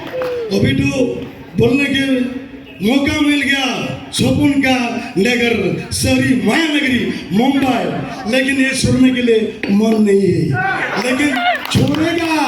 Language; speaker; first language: Hindi; non-native, local second language; Assamese